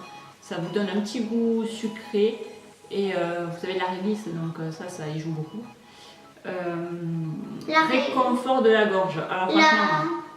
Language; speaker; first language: French; native; French